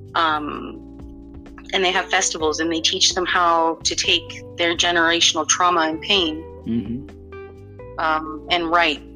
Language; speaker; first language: English; native; English